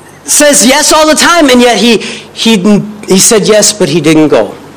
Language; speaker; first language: English; native; English